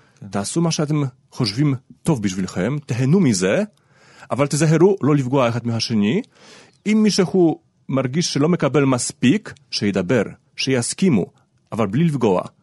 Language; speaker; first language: Hebrew; non-native, fluent; Polish